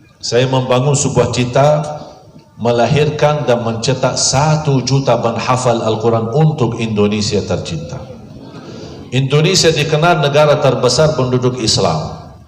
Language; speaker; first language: Indonesian; non-native, fluent; Arabic